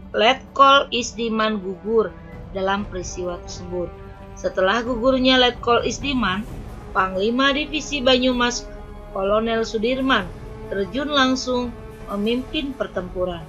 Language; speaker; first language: Indonesian; native; Indonesian